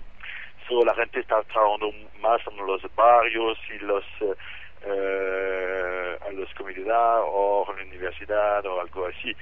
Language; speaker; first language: Spanish; non-native, fluent; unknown